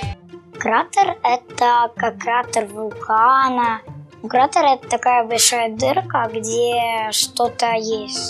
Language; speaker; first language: Russian; native; Russian